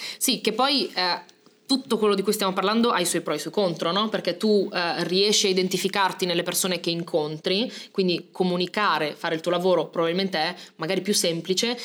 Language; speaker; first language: Italian; early bilingual, other home language; Albanian